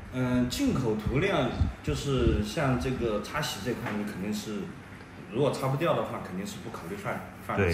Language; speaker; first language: Chinese; native; Chinese